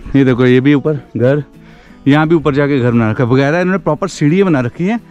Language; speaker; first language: Hindi; native; Hindi